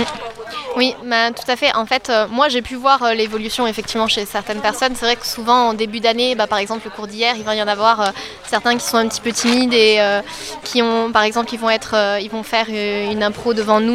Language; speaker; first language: French; native; French